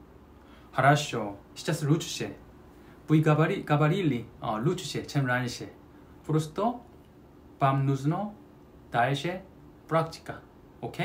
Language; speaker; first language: Russian; non-native, learner; Korean